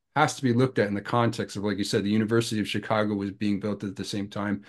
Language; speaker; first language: English; native; English